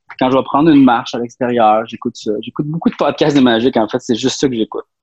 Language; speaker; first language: French; native; French